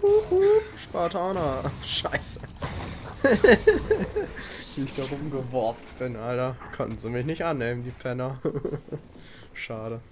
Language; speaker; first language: German; native; German